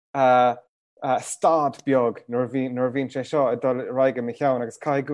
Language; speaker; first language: Irish; non-native, local second language; English